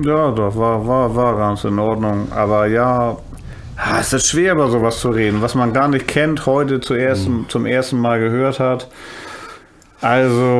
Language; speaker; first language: German; native; German